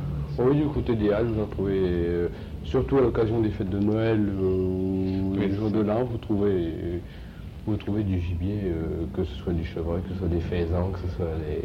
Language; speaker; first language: French; native; French